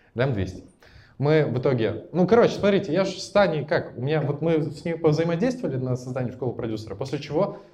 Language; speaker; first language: Russian; native; Russian